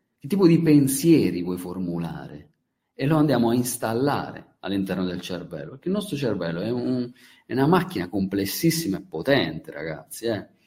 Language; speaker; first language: Italian; native; Italian